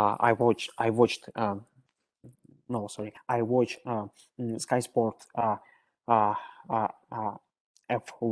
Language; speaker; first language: English; non-native, learner; Russian